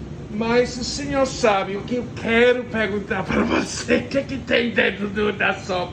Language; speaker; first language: Portuguese; non-native, learner; English